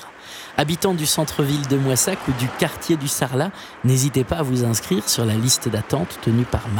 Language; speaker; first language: French; native; French